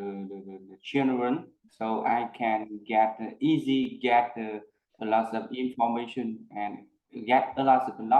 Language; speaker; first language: English; non-native, learner; Vietnamese